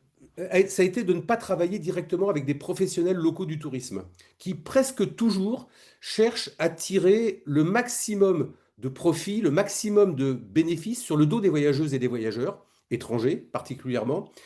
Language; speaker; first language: French; native; French